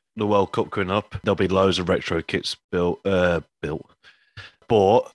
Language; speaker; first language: English; native; English